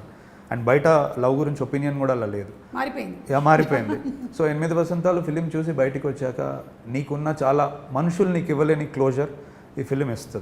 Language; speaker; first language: Telugu; native; Telugu